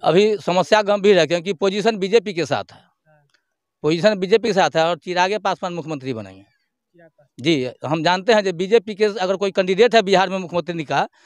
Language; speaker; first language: Hindi; native; Hindi